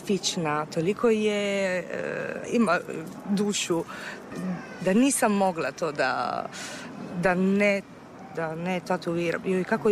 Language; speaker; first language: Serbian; non-native, fluent; Italian